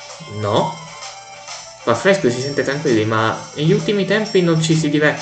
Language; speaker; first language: Italian; native; Italian